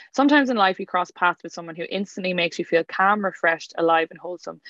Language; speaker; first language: English; native; English